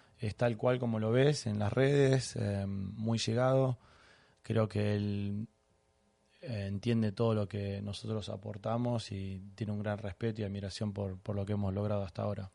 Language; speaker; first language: Spanish; native; Spanish